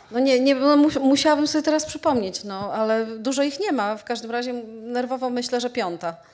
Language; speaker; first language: Polish; native; Polish